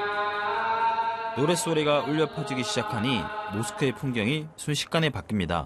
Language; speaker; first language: Korean; native; Korean